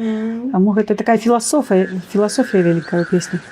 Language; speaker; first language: Belarusian; native; Belarusian